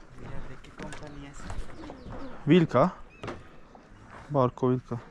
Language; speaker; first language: Spanish; non-native, learner; Turkish